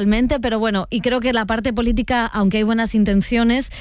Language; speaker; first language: Spanish; native; Spanish